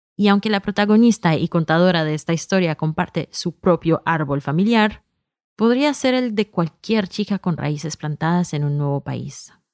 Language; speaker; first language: Spanish; early bilingual, heritage; Spanish